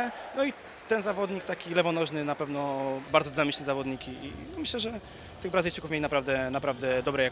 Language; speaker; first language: Polish; native; Polish